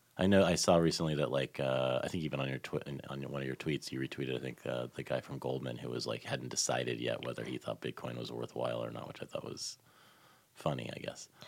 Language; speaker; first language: English; native; English